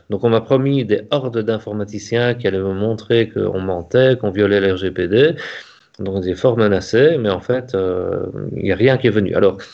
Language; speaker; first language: French; native; French